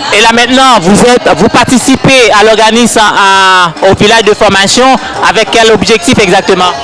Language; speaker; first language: French; native; French